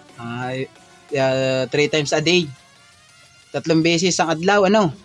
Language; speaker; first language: Filipino; native; Filipino